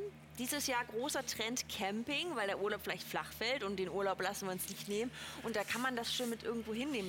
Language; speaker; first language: German; native; German